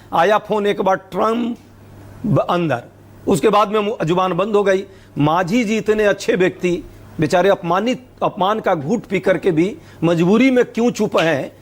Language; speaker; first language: Hindi; native; Hindi